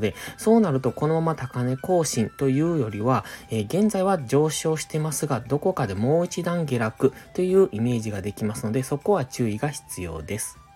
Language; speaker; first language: Japanese; native; Japanese